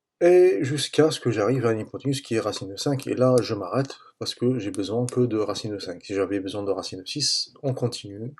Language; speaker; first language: French; native; French